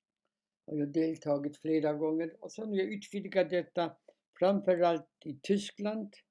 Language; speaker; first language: Swedish; non-native, fluent; Polish